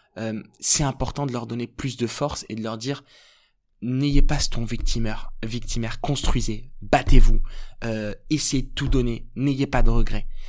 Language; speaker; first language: French; early bilingual, other home language; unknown